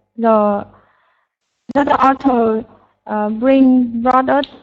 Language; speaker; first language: English; non-native, learner; Vietnamese